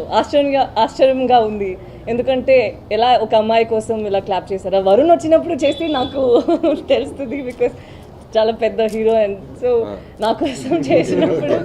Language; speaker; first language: Telugu; non-native, learner; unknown